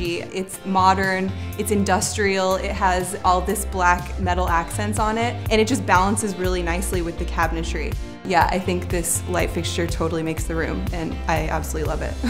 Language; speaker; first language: English; native; English